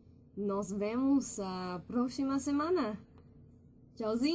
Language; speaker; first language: Portuguese; non-native, learner; English